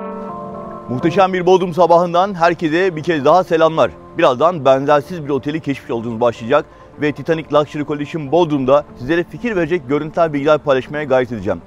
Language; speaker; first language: Turkish; native; Turkish